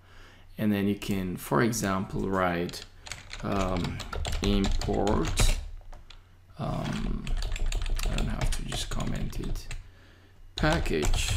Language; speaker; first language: English; non-native, fluent; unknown